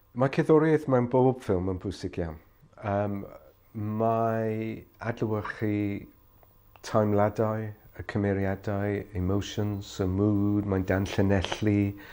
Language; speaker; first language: Welsh; non-native, fluent; English